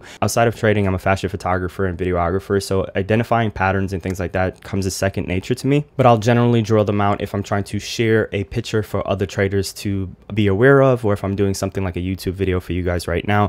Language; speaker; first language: English; native; English